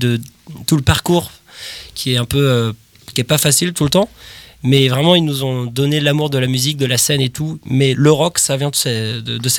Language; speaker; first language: French; native; French